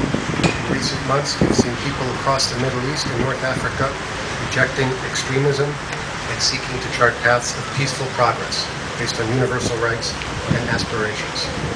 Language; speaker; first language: English; native; English